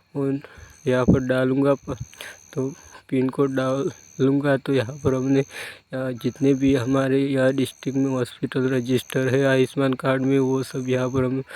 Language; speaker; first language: Hindi; non-native, local second language; Gujarati